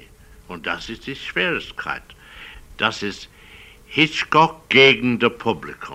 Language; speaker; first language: German; non-native, learner; English